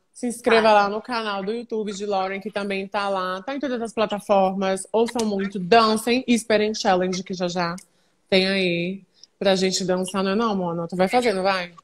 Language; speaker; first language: Portuguese; native; Portuguese